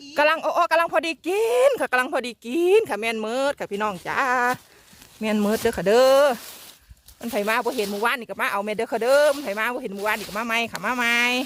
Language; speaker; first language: Thai; native; Thai